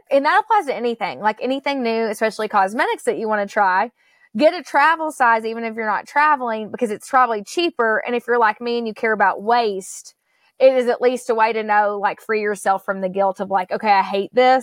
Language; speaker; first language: English; native; English